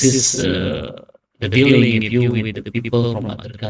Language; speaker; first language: English; non-native, learner; Indonesian